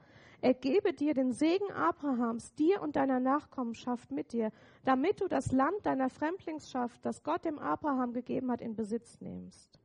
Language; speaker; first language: German; native; German